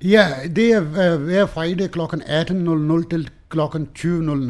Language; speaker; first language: Danish; non-native, learner; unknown